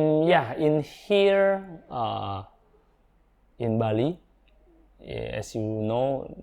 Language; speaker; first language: English; non-native, learner; Indonesian